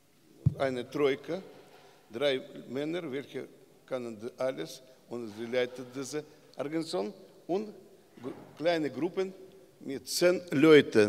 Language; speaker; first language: German; non-native, learner; Russian